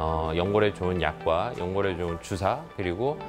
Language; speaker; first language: Korean; native; Korean